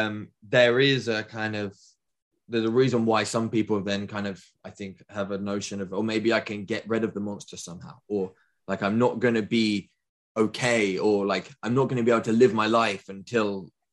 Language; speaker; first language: English; native; English